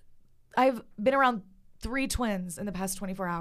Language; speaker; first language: English; native; English